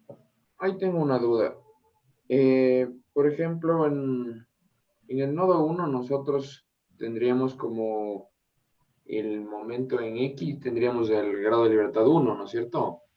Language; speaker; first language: Spanish; native; Spanish